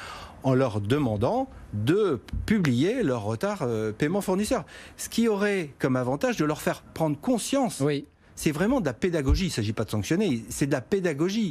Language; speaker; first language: French; native; French